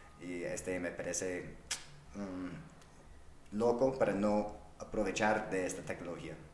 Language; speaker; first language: Spanish; non-native, fluent; English